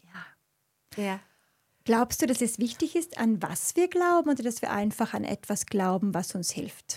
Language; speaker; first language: German; native; German